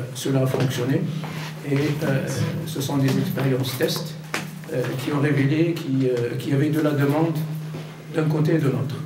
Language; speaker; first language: French; non-native, local second language; Arabic